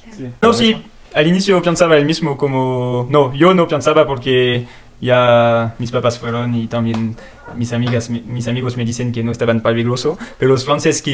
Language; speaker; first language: Spanish; non-native, learner; French